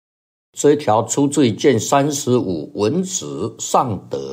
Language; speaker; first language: Chinese; native; Chinese